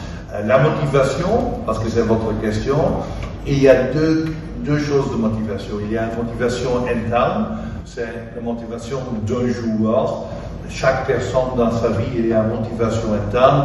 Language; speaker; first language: French; non-native, fluent; Dutch